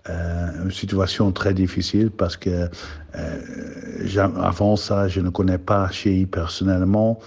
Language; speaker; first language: French; non-native, fluent; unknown